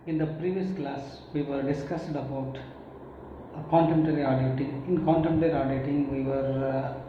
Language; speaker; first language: English; non-native, local second language; Kannada